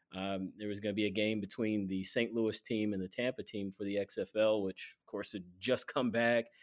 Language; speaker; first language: English; native; English